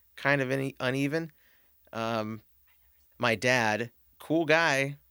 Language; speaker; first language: English; native; English